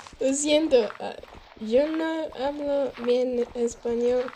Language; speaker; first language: Spanish; non-native, learner; English